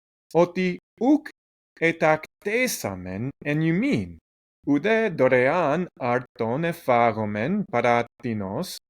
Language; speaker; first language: Greek; non-native, fluent; English